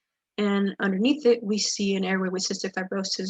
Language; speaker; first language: English; native; English